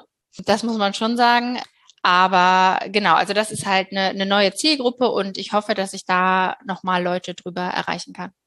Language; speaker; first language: German; native; German